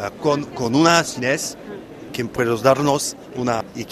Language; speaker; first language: Spanish; non-native, fluent; French